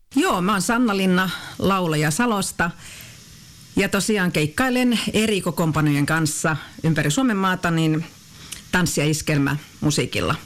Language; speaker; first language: Finnish; native; Finnish